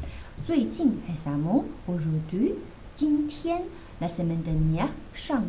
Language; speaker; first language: French; non-native, fluent; Chinese